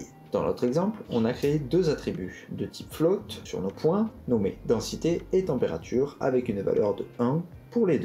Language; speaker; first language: French; native; French